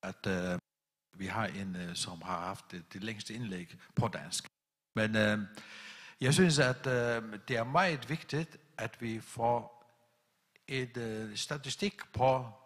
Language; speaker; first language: Danish; non-native, local second language; Faroese